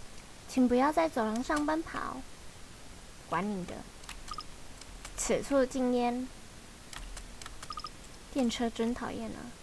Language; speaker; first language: Chinese; native; Chinese